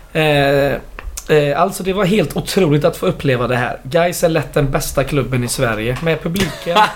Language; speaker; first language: Swedish; native; Swedish